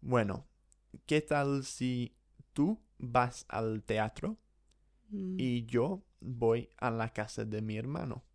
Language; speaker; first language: Spanish; non-native, fluent; English